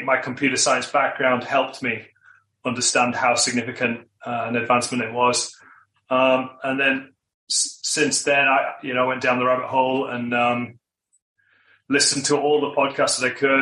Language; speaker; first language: English; native; English